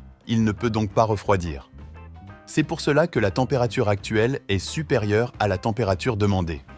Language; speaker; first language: French; native; French